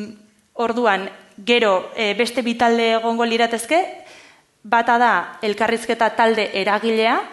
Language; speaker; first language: Basque; native; Basque